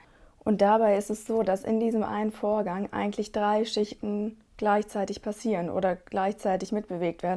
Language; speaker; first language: German; non-native, fluent; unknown